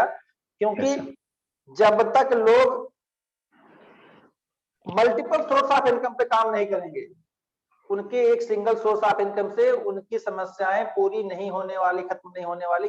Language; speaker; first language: Hindi; native; Hindi